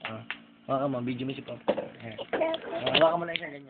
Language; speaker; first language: Filipino; native; Filipino